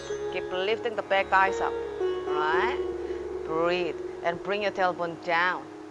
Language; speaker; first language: English; non-native, fluent; Indonesian